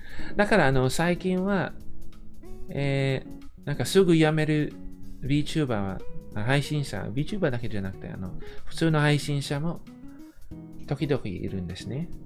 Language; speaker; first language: Japanese; non-native, fluent; English